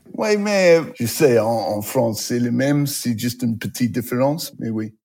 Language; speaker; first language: French; non-native, learner; English